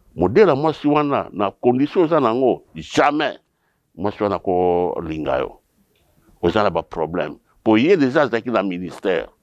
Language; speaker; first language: Lingala; non-native, local second language; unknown